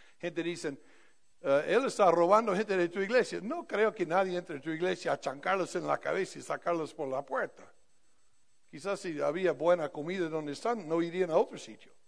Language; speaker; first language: Spanish; non-native, fluent; English